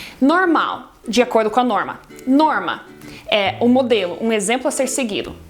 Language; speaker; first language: Portuguese; non-native, fluent; English